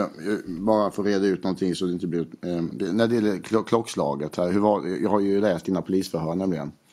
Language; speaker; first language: Swedish; native; Swedish